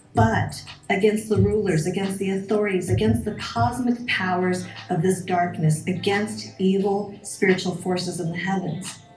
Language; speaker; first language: English; native; English